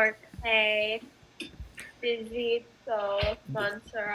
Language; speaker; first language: Spanish; non-native, learner; English